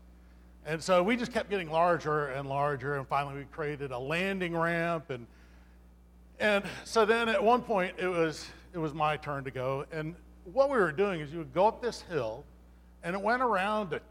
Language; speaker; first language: English; native; English